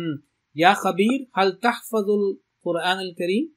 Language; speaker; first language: Arabic; non-native, fluent; Urdu